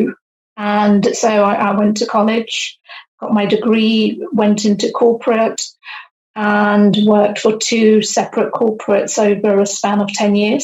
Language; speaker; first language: English; native; English